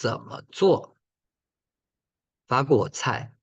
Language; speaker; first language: Chinese; non-native, fluent; Spanish